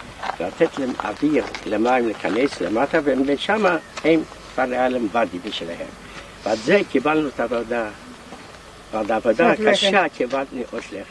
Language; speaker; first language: Hebrew; non-native, fluent; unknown